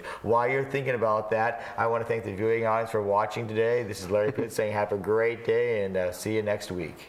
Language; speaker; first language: English; native; English